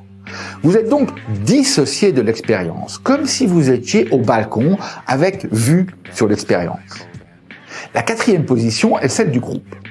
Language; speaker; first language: French; native; French